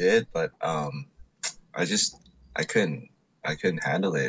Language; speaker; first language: English; native; English